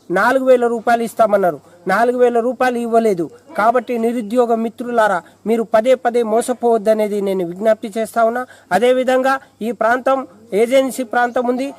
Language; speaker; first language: Telugu; non-native, local second language; Lambadi